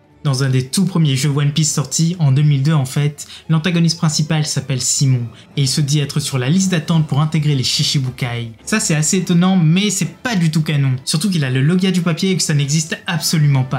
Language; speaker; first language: French; native; French